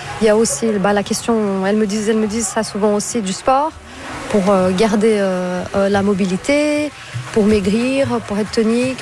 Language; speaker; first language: French; non-native, fluent; Portuguese